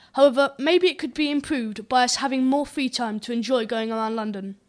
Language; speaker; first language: English; non-native, fluent; Chinese